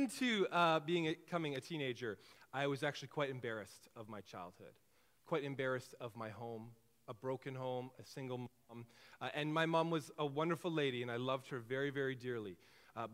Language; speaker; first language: English; native; English